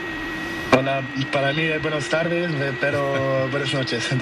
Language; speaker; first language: Spanish; non-native, learner; Portuguese